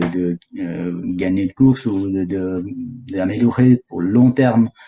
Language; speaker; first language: French; non-native, fluent; Nepali